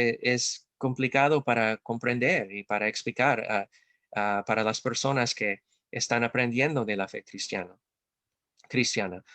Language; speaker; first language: Spanish; non-native, fluent; English